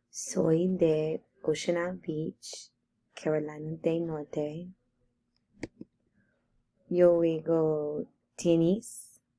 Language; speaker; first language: Spanish; non-native, learner; English